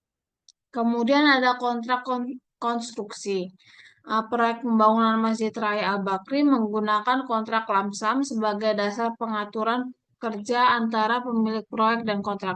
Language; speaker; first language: Indonesian; native; Indonesian